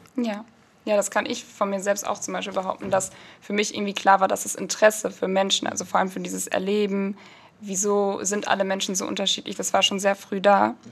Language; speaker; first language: German; early bilingual, other home language; Turkish